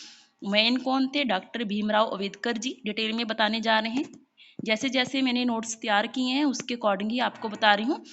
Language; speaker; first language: Hindi; non-native, local second language; Punjabi